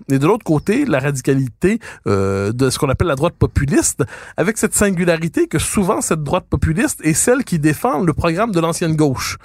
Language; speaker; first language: French; native; French